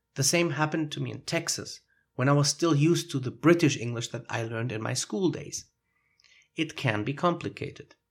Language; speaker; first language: English; non-native, fluent; German